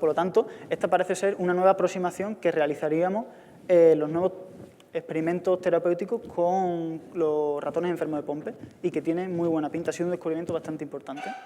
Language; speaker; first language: Spanish; native; Spanish